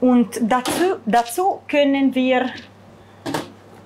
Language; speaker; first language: German; non-native, fluent; Italian